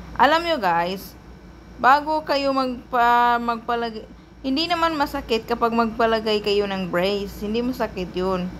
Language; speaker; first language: Filipino; non-native, local second language; Cebuano